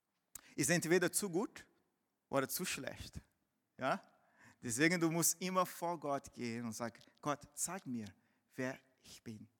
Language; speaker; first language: German; non-native, fluent; Portuguese